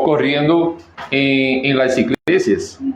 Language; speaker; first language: Spanish; non-native, fluent; Portuguese